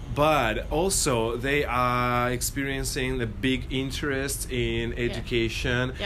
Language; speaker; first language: English; non-native, fluent; Russian